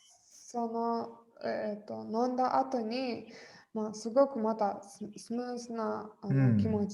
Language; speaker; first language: Japanese; non-native, fluent; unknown